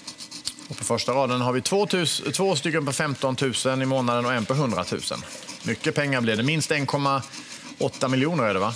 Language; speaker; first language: Swedish; native; Swedish